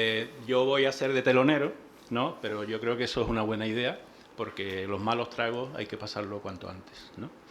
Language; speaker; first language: Spanish; native; Spanish